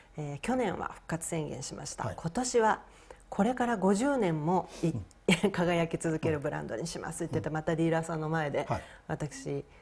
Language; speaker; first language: Japanese; native; Japanese